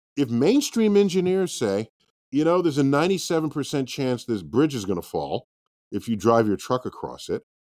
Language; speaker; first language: English; native; English